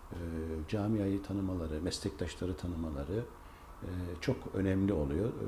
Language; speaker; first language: Turkish; native; Turkish